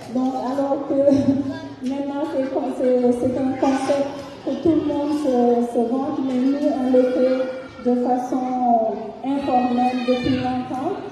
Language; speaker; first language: French; non-native, local second language; Fula